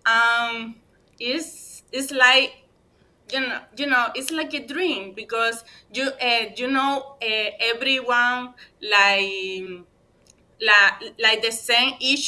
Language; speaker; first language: English; non-native, learner; Spanish